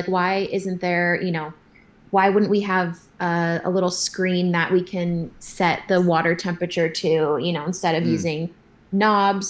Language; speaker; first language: English; native; English